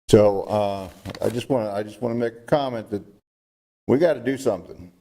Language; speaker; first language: English; native; English